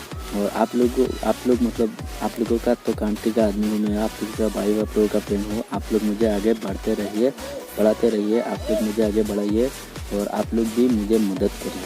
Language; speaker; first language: Hindi; non-native, local second language; Bangla